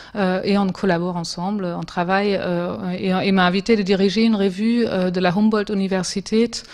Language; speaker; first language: French; non-native, fluent; German